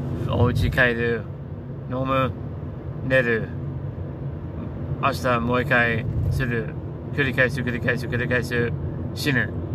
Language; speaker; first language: Japanese; non-native, learner; English